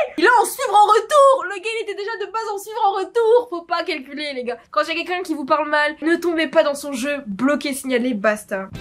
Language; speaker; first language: French; native; French